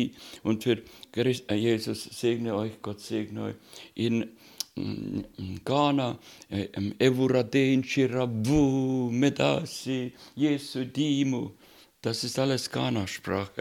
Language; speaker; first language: German; non-native, fluent; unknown